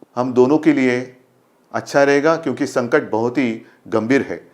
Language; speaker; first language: Hindi; non-native, local second language; Marathi